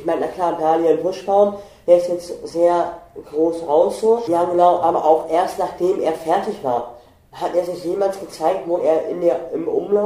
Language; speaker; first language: German; native; German